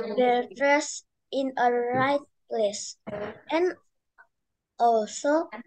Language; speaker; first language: English; non-native, learner; Indonesian